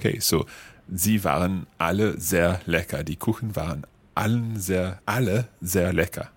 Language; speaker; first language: German; non-native, learner; English